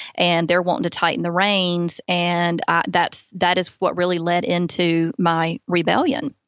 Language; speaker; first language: English; native; English